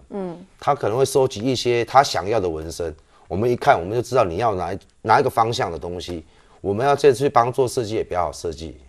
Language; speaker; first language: Chinese; native; Chinese